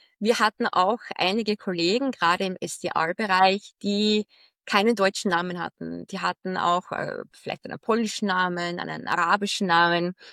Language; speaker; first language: German; early bilingual, other home language; Arabic